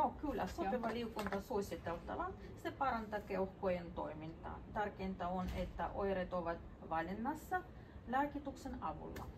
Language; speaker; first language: Finnish; non-native, fluent; Russian